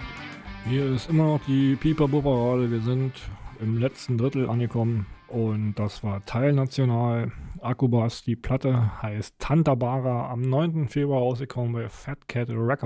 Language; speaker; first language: German; native; German